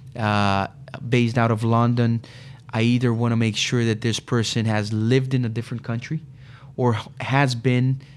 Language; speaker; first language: English; non-native, fluent; Portuguese